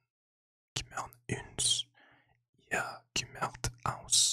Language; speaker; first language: German; non-native, learner; English